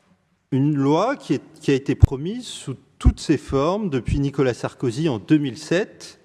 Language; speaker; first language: French; native; French